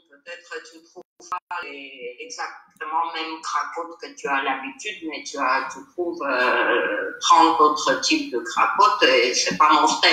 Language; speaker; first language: French; non-native, fluent; Armenian